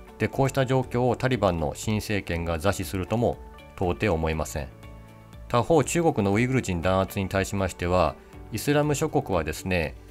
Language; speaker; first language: Japanese; native; Japanese